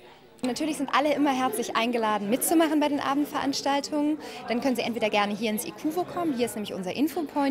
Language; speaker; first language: German; native; German